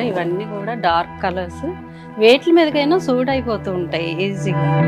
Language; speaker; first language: Telugu; native; Telugu